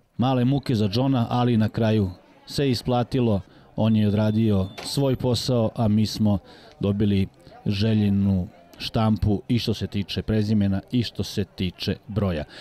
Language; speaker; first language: Serbian; native; Serbian